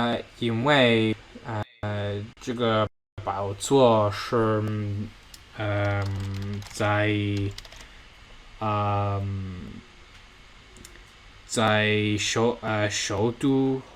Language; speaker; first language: Chinese; non-native, learner; English